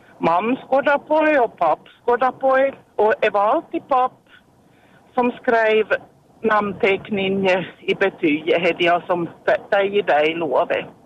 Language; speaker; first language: Swedish; native; Swedish